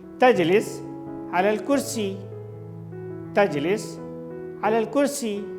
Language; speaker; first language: Arabic; non-native, fluent; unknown